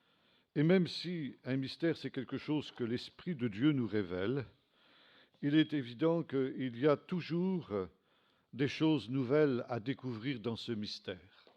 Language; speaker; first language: French; native; French